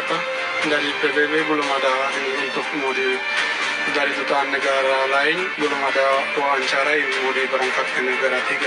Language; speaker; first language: Indonesian; non-native, fluent; Rohingya